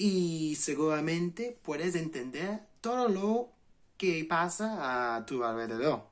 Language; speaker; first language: Spanish; non-native, fluent; English